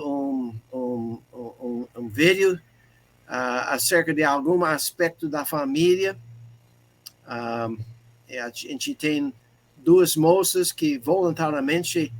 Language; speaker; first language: Portuguese; non-native, fluent; English